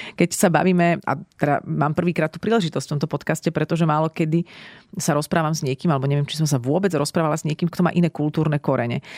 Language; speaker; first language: Slovak; native; Slovak